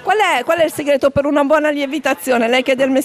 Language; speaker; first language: Italian; native; Italian